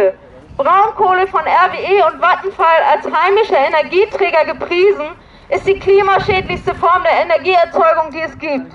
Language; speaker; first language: German; native; German